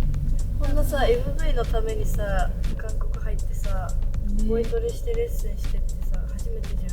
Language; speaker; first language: Japanese; native; Japanese